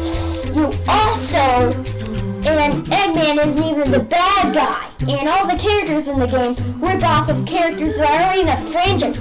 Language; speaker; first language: English; native; English